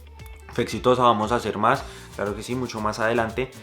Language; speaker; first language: Spanish; native; Spanish